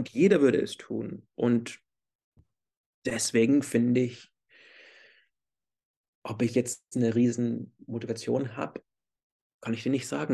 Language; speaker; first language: German; early bilingual, heritage; English